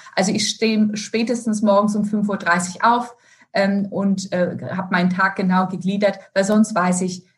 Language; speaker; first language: German; native; German